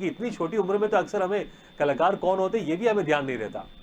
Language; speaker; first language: Hindi; native; Hindi